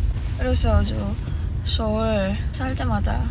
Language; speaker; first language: Korean; non-native, fluent; Filipino